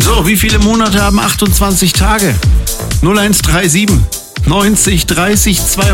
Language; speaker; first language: German; native; German